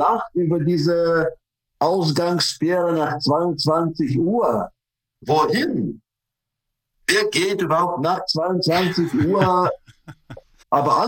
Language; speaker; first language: German; non-native, fluent; Russian